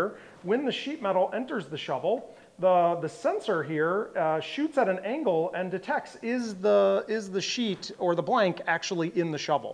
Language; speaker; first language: English; native; English